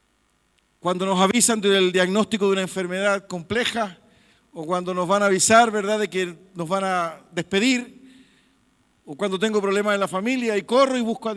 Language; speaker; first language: Spanish; native; Spanish